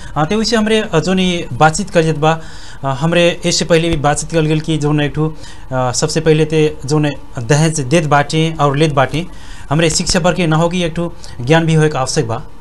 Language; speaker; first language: Bhojpuri; native; Bhojpuri